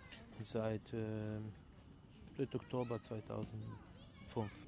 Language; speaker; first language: German; non-native, fluent; Serbian